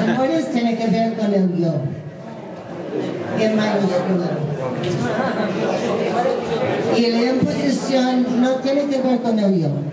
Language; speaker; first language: Spanish; non-native, fluent; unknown